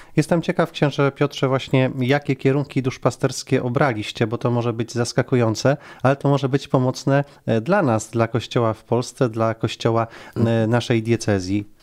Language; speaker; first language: Polish; native; Polish